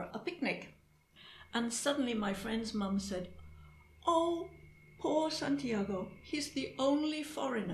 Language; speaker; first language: English; native; English